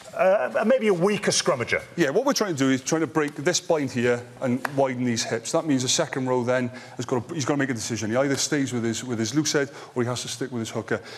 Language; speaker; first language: English; native; English